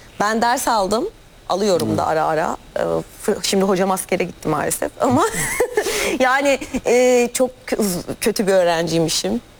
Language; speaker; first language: Turkish; native; Turkish